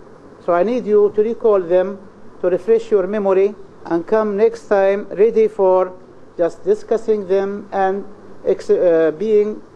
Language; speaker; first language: English; non-native, fluent; Arabic